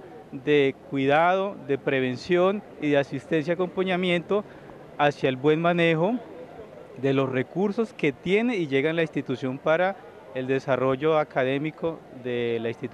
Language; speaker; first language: Spanish; native; Spanish